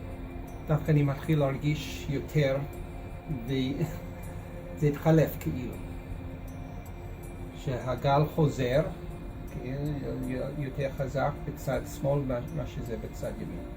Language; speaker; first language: Hebrew; non-native, fluent; English